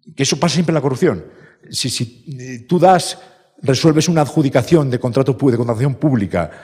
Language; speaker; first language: Spanish; native; Spanish